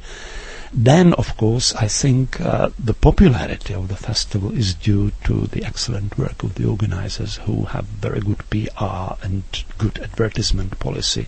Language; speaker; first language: English; non-native, fluent; Czech